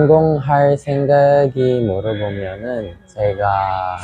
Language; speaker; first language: Korean; non-native, learner; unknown